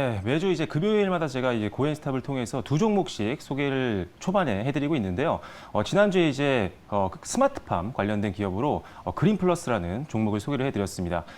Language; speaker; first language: Korean; native; Korean